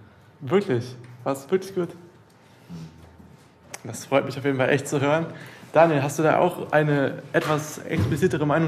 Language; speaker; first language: German; native; German